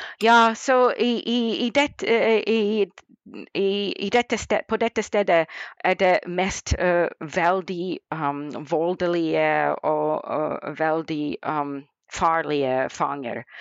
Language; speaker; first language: Norwegian; non-native, fluent; English